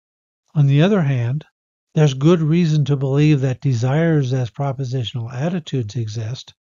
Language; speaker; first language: English; native; English